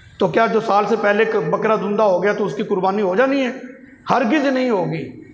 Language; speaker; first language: Urdu; non-native, local second language; Punjabi